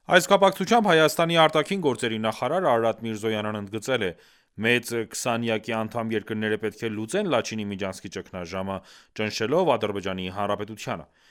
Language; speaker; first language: Armenian; early bilingual, heritage; Armenian